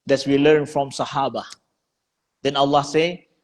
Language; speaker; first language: English; non-native, learner; Indonesian